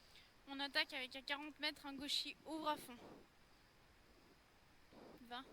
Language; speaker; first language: French; native; French